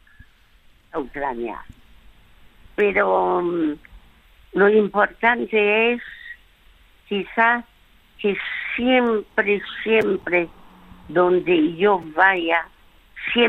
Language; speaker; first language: Spanish; early bilingual, other home language; French